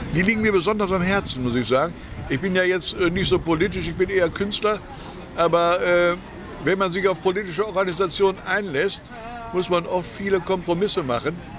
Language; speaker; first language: German; native; German